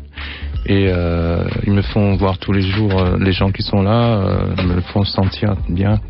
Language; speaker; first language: French; native; French